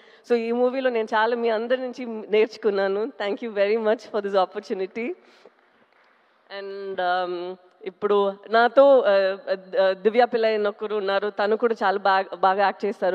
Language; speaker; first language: Telugu; non-native, local second language; Tamil